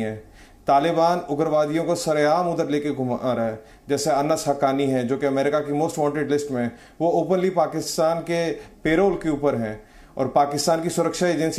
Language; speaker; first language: Hindi; native; Hindi